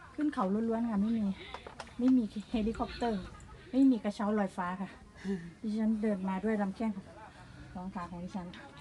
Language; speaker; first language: Thai; native; Thai